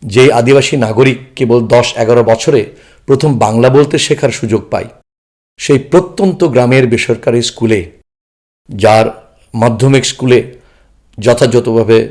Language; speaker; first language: Bangla; non-native, local second language; Chakma